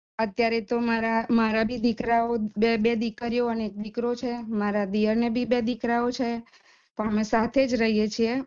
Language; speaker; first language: Gujarati; native; Gujarati